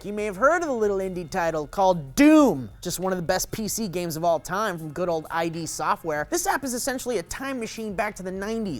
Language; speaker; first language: English; native; English